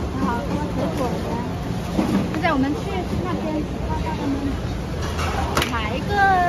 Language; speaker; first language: Chinese; non-native, learner; Vietnamese